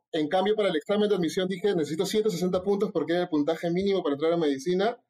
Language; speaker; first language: Spanish; native; Spanish